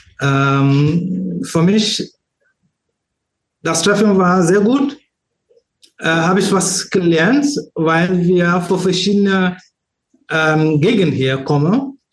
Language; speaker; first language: German; non-native, learner; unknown